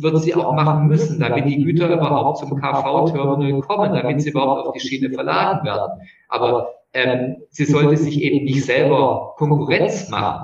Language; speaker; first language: German; native; German